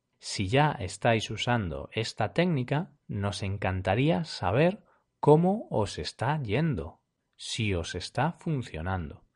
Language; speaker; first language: Spanish; native; Spanish